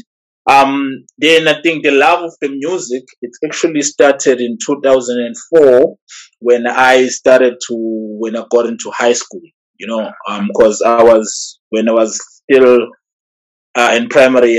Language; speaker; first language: English; non-native, local second language; Zulu